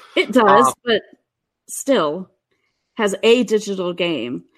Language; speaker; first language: English; native; English